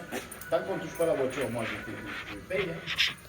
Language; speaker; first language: French; native; French